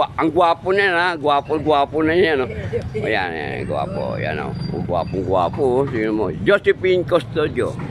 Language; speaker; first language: Filipino; non-native, local second language; Waray